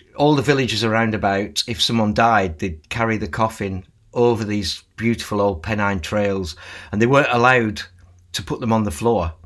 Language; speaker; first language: English; native; English